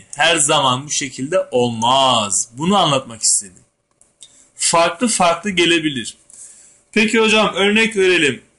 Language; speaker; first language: Turkish; native; Turkish